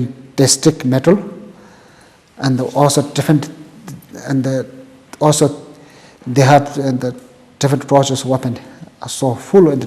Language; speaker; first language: English; non-native, local second language; Tibetan